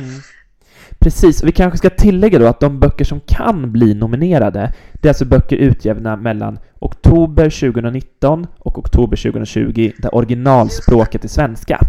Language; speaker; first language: Swedish; native; Swedish